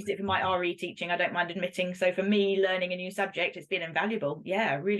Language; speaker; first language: English; native; English